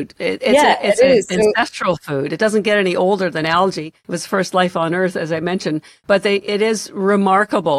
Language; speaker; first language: English; native; English